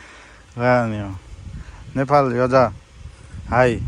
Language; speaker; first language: Korean; non-native, learner; Nepali